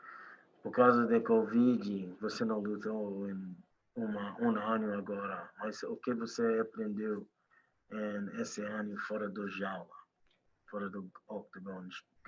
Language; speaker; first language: Portuguese; non-native, learner; English